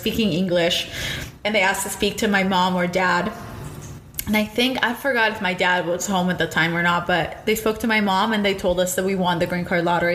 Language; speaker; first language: English; non-native, fluent; Russian